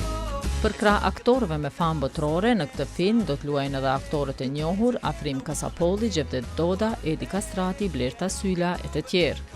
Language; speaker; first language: Albanian; native; Albanian